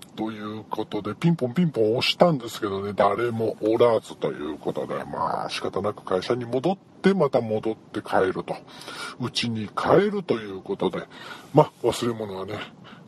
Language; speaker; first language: Japanese; native; Japanese